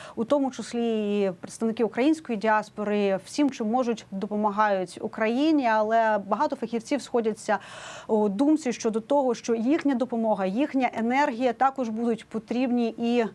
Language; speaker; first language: Ukrainian; native; Ukrainian